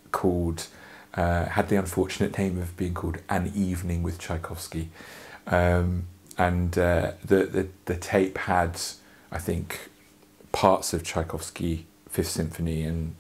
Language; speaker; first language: English; native; English